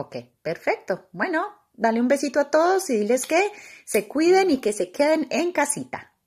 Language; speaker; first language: Spanish; native; Spanish